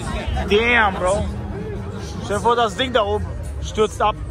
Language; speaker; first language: German; native; German